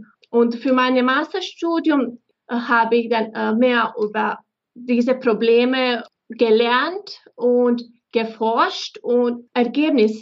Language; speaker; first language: German; non-native, fluent; Bosnian